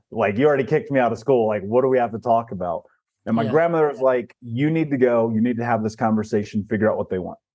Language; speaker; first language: English; native; English